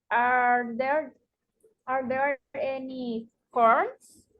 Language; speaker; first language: English; non-native, learner; Spanish